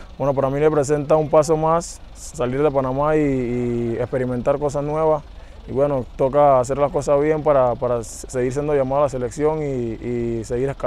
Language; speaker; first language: Spanish; native; Spanish